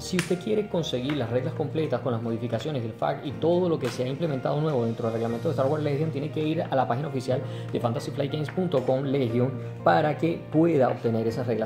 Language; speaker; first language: Spanish; native; Spanish